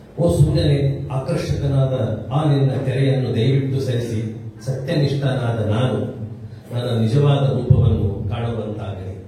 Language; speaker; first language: Kannada; native; Kannada